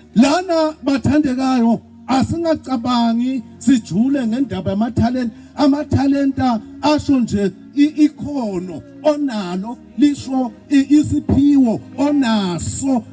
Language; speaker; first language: Zulu; non-native, local second language; Swati